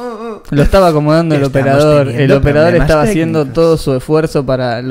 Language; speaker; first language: Spanish; native; Spanish